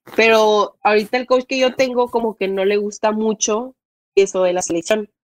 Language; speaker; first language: Spanish; native; Spanish